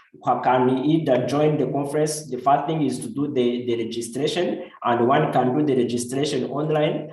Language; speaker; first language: English; non-native, local second language; Kinyarwanda